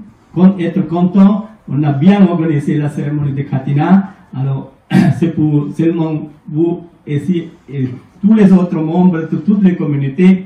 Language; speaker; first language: French; non-native, fluent; Sinhala